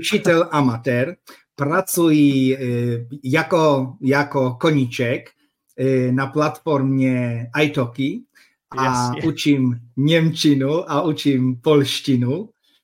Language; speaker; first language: Czech; non-native, fluent; Polish